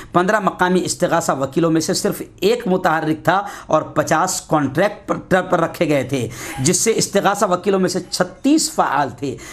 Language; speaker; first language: Urdu; native; Urdu